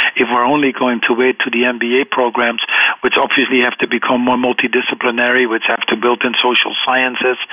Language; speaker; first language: English; non-native, fluent; Dutch